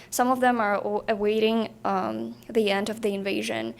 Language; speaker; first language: English; non-native, fluent; Ukrainian